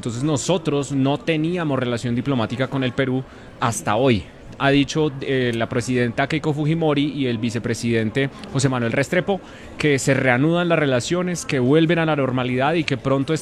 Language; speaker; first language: Spanish; native; Spanish